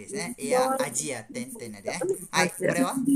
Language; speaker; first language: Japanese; non-native, fluent; Malay